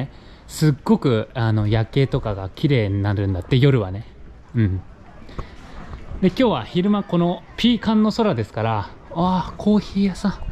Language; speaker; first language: Japanese; native; Japanese